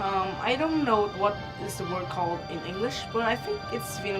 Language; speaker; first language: English; non-native, learner; Vietnamese